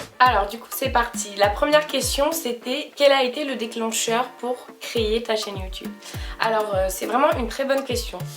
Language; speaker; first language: French; native; French